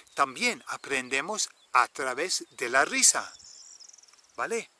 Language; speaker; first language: Spanish; non-native, fluent; English